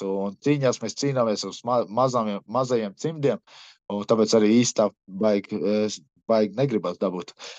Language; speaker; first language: Latvian; early bilingual, heritage; Latvian